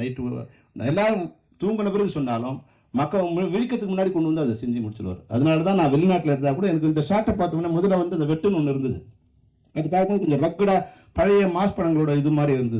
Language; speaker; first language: Tamil; native; Tamil